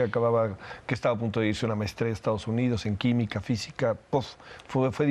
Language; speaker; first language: Spanish; native; Spanish